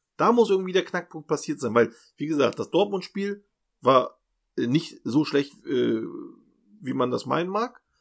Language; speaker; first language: German; early bilingual, other home language; Turkish